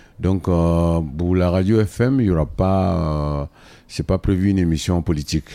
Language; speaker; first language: French; non-native, local second language; Dyula